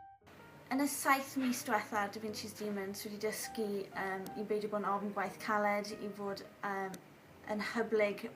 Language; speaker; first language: Welsh; native; Welsh